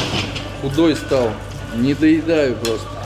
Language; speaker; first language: Russian; native; Russian